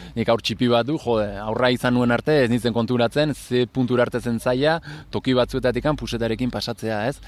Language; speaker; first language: Basque; native; Basque